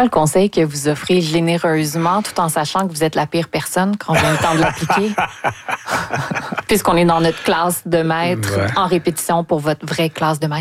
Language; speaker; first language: French; native; French